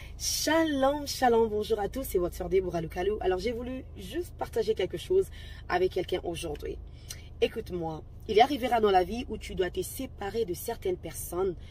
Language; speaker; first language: French; non-native, local second language; Lingala